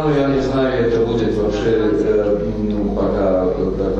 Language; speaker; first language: Russian; non-native, fluent; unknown